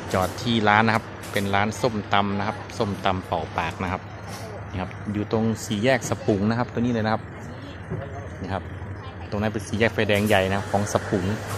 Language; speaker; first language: Thai; native; Thai